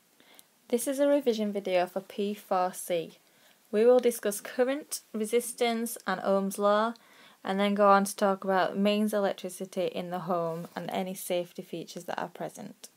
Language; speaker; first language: English; native; English